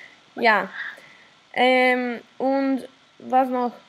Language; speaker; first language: German; non-native, learner; Spanish